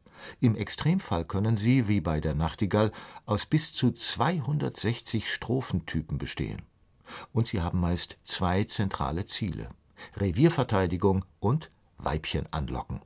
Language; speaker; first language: German; native; German